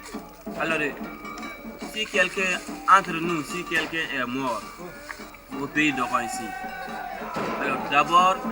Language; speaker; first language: French; non-native, learner; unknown